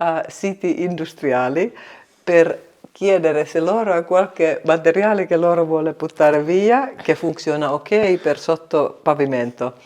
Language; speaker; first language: Italian; non-native, learner; Finnish